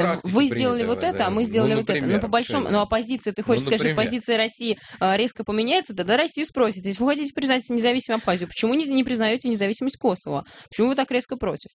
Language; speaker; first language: Russian; native; Russian